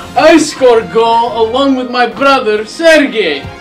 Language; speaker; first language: English; native; English